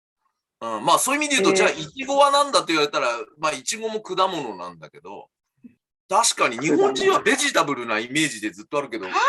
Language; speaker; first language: Japanese; native; Japanese